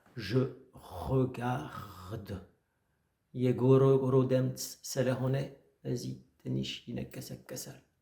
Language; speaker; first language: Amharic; non-native, fluent; French